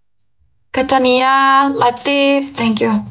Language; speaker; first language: English; non-native, fluent; Turkish